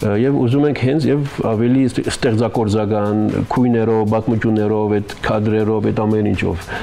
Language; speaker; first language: Armenian; native; Armenian